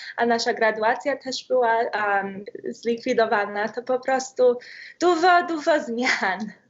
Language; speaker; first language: Polish; early bilingual, heritage; Polish